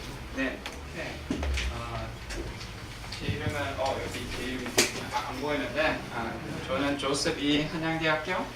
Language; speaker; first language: Korean; early bilingual, heritage; English